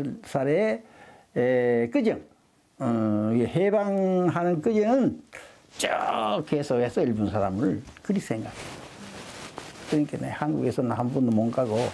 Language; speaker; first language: Korean; early bilingual, heritage; Korean